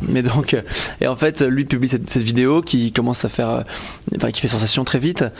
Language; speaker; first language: French; native; French